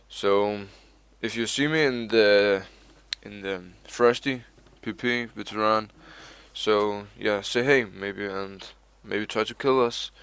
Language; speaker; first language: English; non-native, learner; Danish